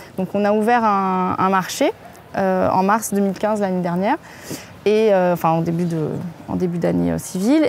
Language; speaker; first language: French; native; French